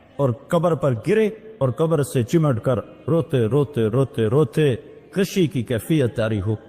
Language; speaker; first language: Urdu; non-native, local second language; Punjabi